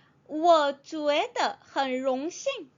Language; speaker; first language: Chinese; non-native, fluent; Korean